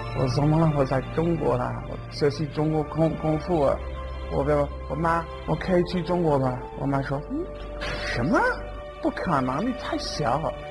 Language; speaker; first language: Chinese; non-native, learner; English